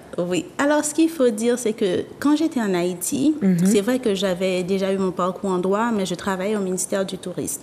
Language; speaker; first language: French; non-native, local second language; Haitian Creole